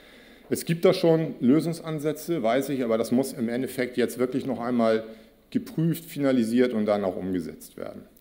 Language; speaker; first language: German; native; German